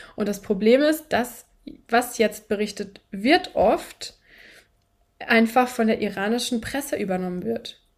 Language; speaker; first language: German; native; German